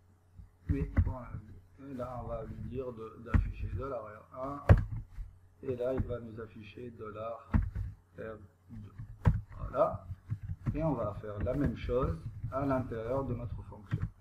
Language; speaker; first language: French; non-native, local second language; Arabic